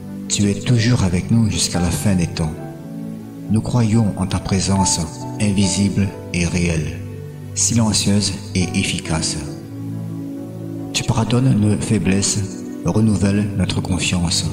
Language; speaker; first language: French; native; French